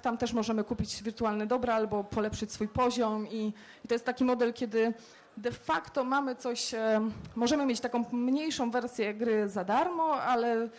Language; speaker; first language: Polish; native; Polish